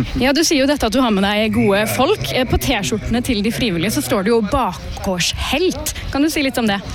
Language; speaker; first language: Norwegian; native; Norwegian